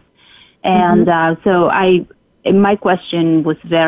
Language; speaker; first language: English; non-native, fluent; Spanish